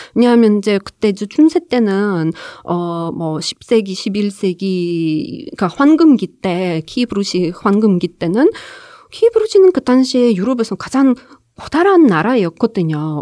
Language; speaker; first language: Korean; non-native, fluent; Ukrainian